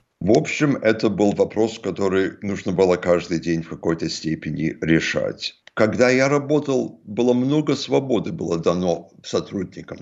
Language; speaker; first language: Russian; early bilingual, heritage; Russian